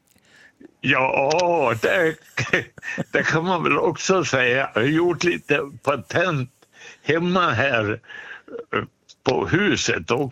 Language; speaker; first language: Swedish; native; Swedish